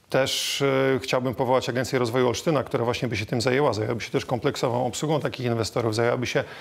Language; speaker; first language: Polish; native; Polish